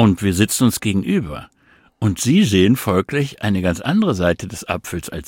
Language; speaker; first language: German; native; German